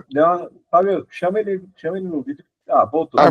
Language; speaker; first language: Portuguese; native; Portuguese